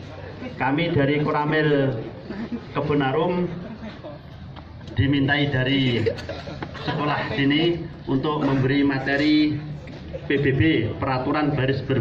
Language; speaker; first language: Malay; non-native, local second language; Javanese